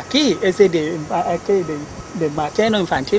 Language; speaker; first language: Spanish; non-native, learner; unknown